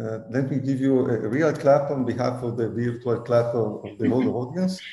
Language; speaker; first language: English; non-native, fluent; Italian